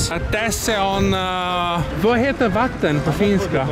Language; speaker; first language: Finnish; non-native, learner; Italian